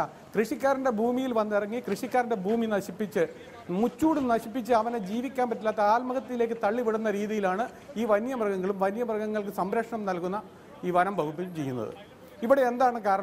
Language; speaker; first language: Malayalam; native; Malayalam